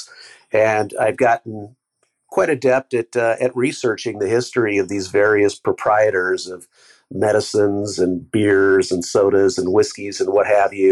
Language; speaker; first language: English; native; English